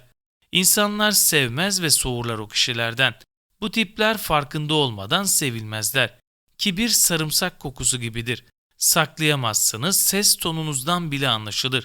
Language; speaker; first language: Turkish; native; Turkish